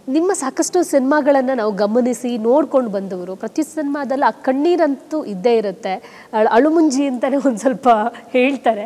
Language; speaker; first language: Kannada; native; Kannada